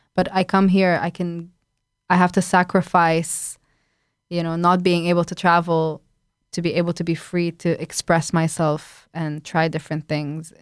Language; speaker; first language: English; non-native, fluent; Arabic